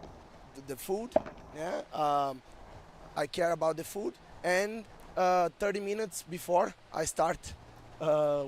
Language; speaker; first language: English; non-native, fluent; Portuguese